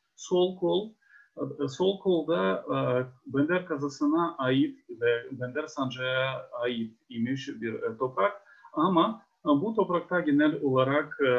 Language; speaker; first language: Turkish; non-native, fluent; Ukrainian